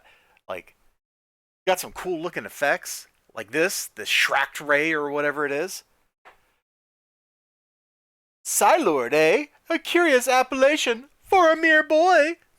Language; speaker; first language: English; native; English